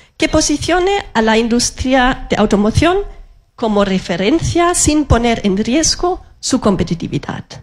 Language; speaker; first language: Spanish; non-native, fluent; German